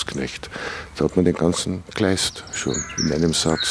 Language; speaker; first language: German; native; German